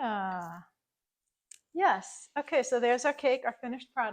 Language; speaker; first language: English; native; English